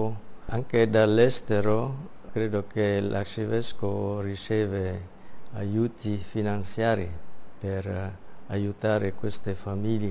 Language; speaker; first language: Italian; non-native, fluent; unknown